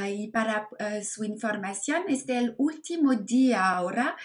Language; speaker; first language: Spanish; non-native, learner; French